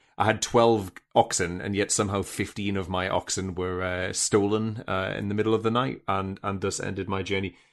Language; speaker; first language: English; native; English